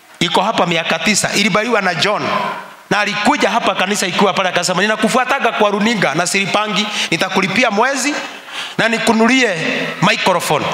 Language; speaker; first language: Swahili; non-native, local second language; Kikuyu